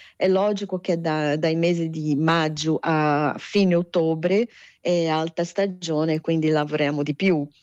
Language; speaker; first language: Italian; non-native, fluent; Portuguese